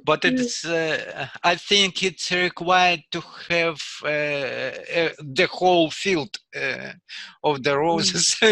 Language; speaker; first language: English; non-native, learner; Russian